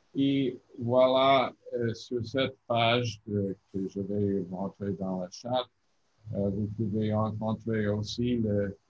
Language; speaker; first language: French; non-native, learner; English